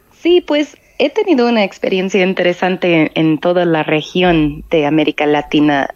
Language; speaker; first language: Spanish; non-native, fluent; English